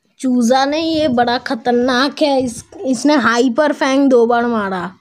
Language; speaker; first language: Hindi; non-native, local second language; Bangla